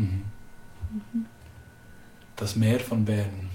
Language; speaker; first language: German; native; German